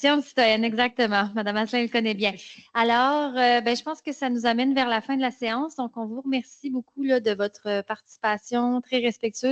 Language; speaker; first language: French; native; French